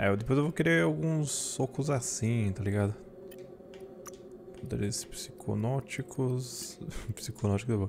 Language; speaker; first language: Portuguese; native; Portuguese